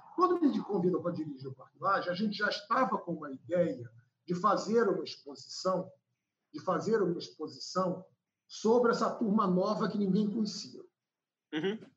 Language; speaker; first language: Portuguese; native; Portuguese